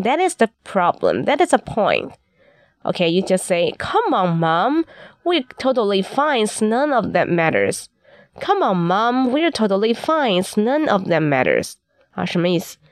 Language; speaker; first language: English; non-native, fluent; Chinese